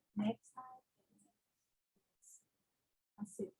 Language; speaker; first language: English; non-native, learner; Portuguese